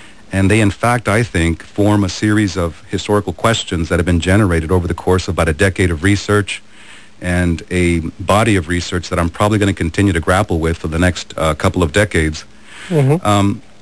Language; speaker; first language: English; early bilingual, other home language; Spanish